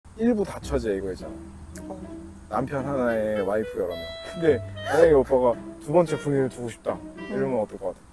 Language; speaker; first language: Korean; native; Korean